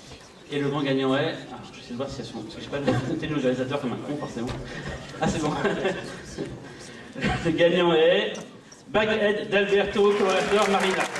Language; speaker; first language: French; native; French